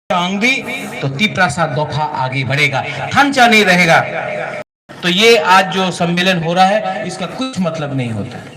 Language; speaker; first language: Hindi; non-native, local second language; Kok Borok